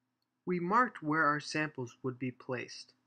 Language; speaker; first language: English; native; English